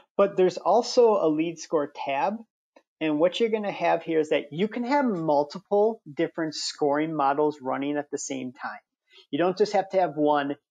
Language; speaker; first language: English; native; English